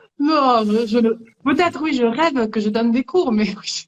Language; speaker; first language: French; native; French